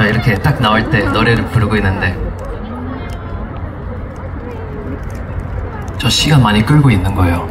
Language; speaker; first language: Korean; non-native, fluent; English